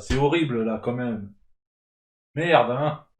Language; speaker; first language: French; native; French